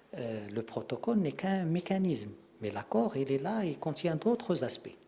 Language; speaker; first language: French; non-native, local second language; Arabic